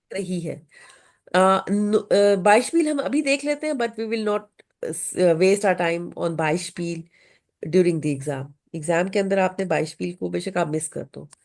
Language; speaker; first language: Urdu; native; Urdu